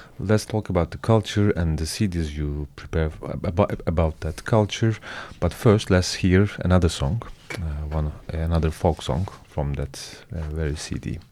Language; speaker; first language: English; non-native, fluent; Turkish